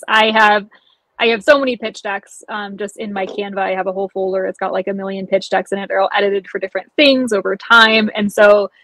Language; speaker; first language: English; native; English